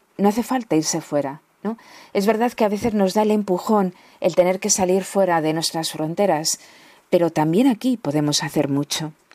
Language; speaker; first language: Spanish; native; Spanish